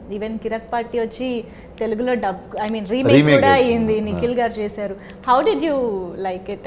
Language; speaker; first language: Telugu; native; Telugu